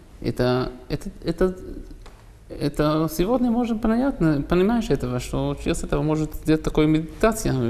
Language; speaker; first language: Russian; non-native, learner; Hebrew